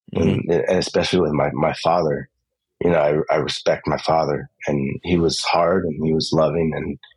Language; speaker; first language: English; native; English